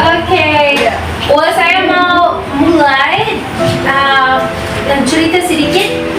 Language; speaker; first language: Indonesian; non-native, fluent; English